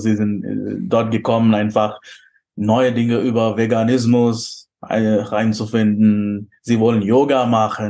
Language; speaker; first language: German; non-native, fluent; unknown